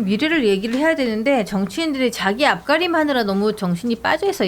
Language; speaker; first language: Korean; native; Korean